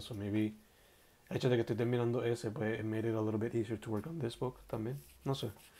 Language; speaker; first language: Spanish; native; Spanish